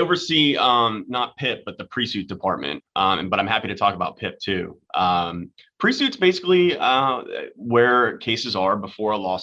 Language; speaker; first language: English; native; English